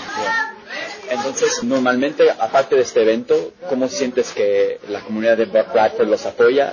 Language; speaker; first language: Spanish; non-native, learner; English